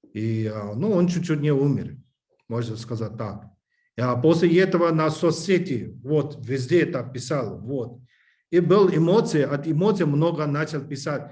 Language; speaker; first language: Russian; non-native, learner; English